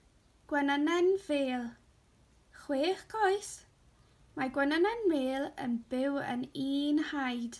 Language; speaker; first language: Welsh; non-native, local second language; English